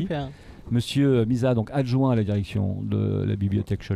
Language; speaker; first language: French; native; French